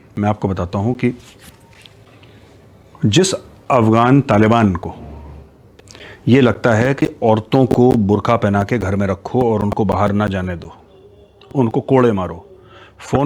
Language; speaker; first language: Hindi; native; Hindi